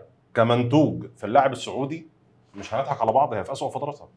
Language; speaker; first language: Arabic; native; Arabic